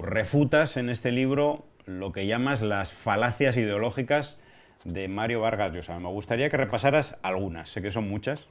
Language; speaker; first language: Spanish; native; Spanish